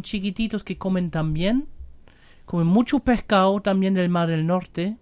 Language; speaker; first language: Spanish; non-native, fluent; German